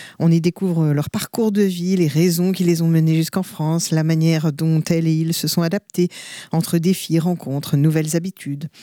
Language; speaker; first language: French; native; French